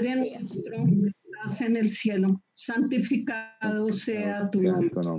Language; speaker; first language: Spanish; native; Spanish